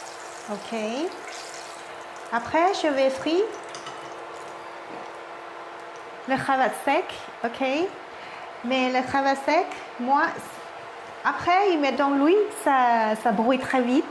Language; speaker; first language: French; non-native, learner; Thai